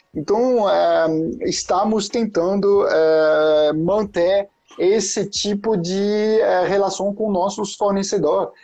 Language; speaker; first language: Portuguese; non-native, fluent; French